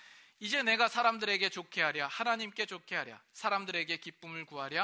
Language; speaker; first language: Korean; native; Korean